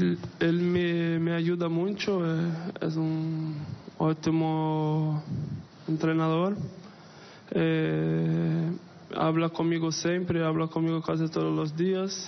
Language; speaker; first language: Spanish; non-native, fluent; Portuguese